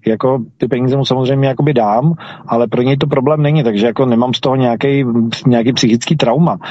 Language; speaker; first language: Czech; native; Czech